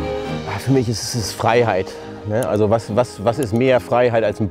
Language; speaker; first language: German; native; German